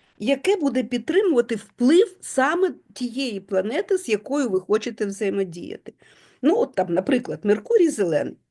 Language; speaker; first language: Ukrainian; non-native, local second language; Russian